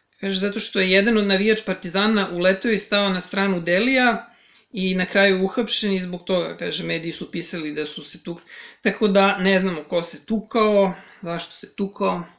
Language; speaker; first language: Serbian; native; Serbian